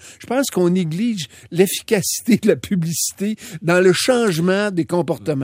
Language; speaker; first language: French; native; French